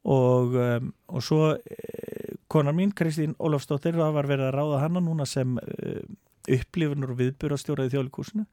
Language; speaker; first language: Icelandic; native; Icelandic